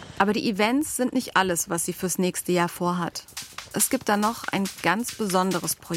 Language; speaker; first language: German; native; German